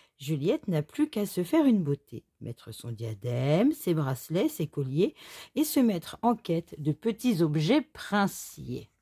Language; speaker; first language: French; native; French